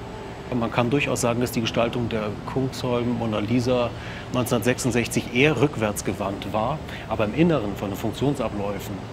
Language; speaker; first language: German; native; German